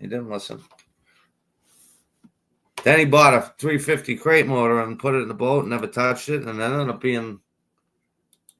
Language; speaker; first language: English; native; English